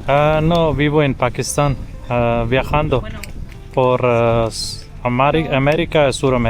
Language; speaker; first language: Spanish; non-native, learner; Urdu